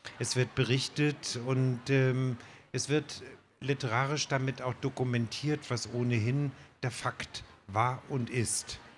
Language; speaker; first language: German; native; German